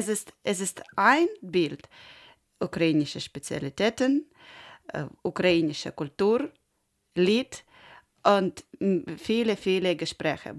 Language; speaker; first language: German; non-native, learner; Ukrainian